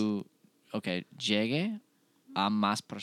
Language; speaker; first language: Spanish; non-native, learner; English